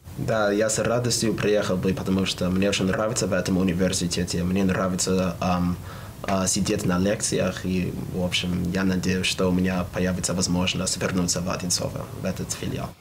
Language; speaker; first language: Russian; non-native, fluent; English